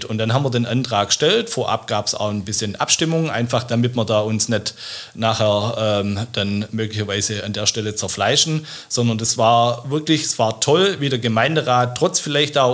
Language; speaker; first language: German; native; German